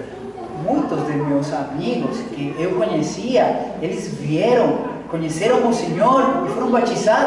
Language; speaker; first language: Portuguese; non-native, fluent; Spanish